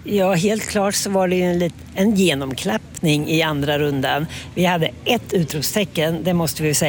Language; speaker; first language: Swedish; native; Swedish